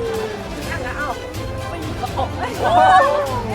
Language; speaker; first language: Chinese; non-native, learner; English